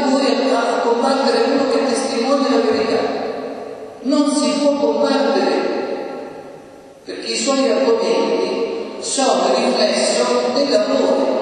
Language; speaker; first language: Italian; native; Italian